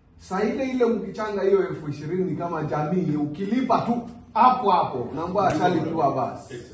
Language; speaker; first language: Swahili; non-native, local second language; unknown